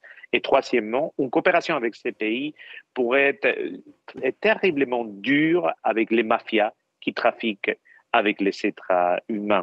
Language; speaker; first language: French; non-native, fluent; Spanish